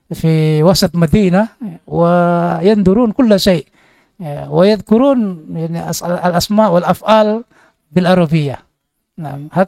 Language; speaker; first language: Arabic; non-native, fluent; Indonesian